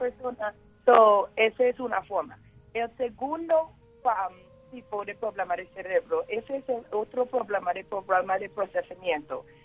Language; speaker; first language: Spanish; non-native, learner; English